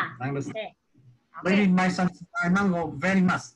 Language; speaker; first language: English; non-native, learner; Vietnamese